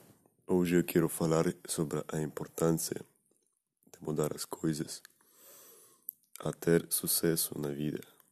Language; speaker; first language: Portuguese; non-native, learner; Spanish